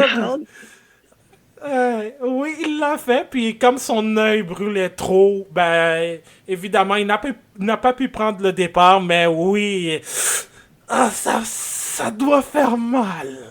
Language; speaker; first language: French; native; French